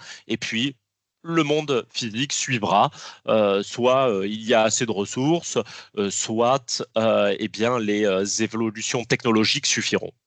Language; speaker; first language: French; native; French